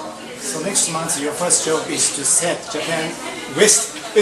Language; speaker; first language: English; non-native, learner; Japanese